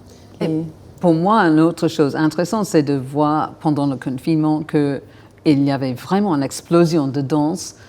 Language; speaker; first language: French; non-native, fluent; English